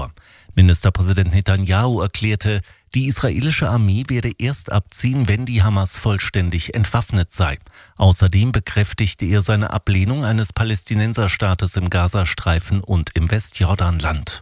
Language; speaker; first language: German; native; German